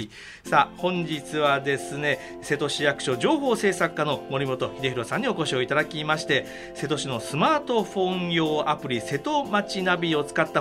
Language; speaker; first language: Japanese; native; Japanese